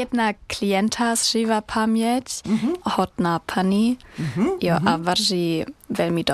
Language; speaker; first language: Czech; non-native, learner; German